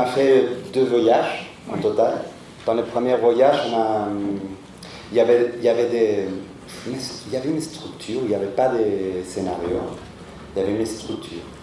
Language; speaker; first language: French; non-native, fluent; Spanish